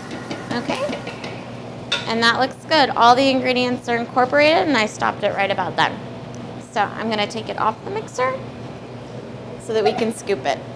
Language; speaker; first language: English; native; English